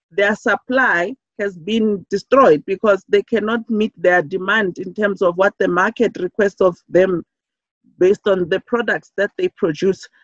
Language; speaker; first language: English; non-native, local second language; Southern Sotho